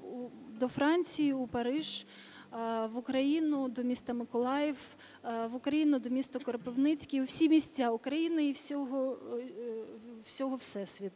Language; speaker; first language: Ukrainian; native; Ukrainian